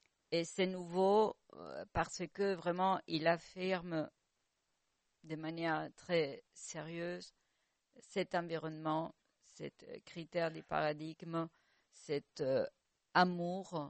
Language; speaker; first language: French; non-native, fluent; Spanish